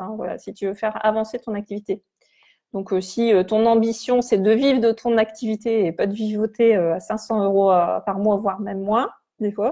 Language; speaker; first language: French; native; French